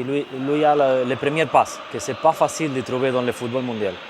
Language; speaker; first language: French; non-native, fluent; Spanish